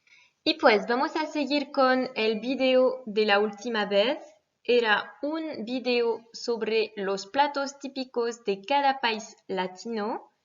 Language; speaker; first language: Spanish; non-native, fluent; French